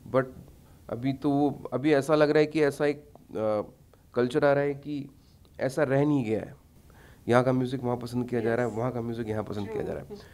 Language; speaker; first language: Hindi; native; Hindi